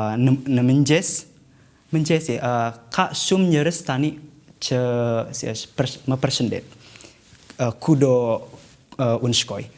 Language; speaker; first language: Albanian; non-native, learner; Indonesian